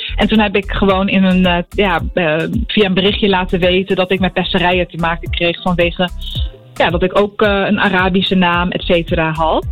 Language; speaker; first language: Dutch; early bilingual, other home language; Arabic